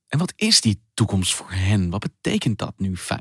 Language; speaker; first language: Dutch; native; Dutch